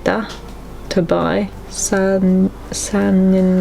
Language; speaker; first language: Korean; non-native, learner; English